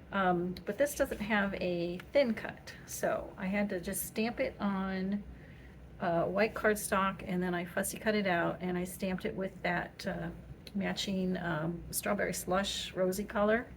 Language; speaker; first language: English; native; English